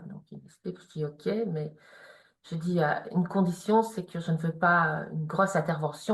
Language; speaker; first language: French; native; French